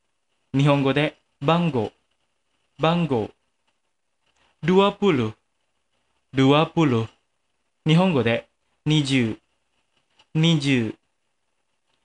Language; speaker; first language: Japanese; non-native, fluent; Indonesian